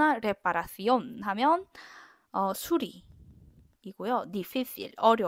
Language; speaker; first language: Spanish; non-native, fluent; Korean